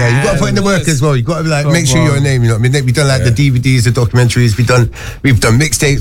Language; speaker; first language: English; native; English